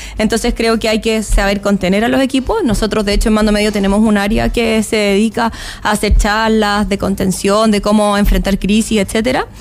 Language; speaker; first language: Spanish; native; Spanish